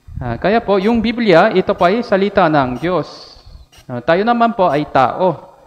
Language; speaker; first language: Filipino; non-native, fluent; Korean